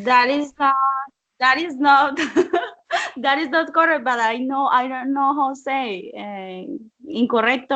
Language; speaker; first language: English; non-native, learner; Spanish